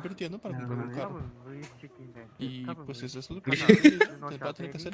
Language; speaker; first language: Spanish; native; Spanish